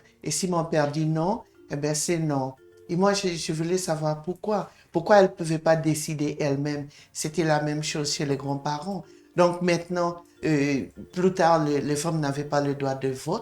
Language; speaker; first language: French; non-native, fluent; English